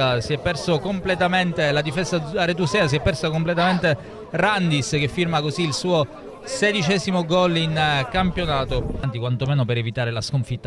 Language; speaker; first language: Italian; native; Italian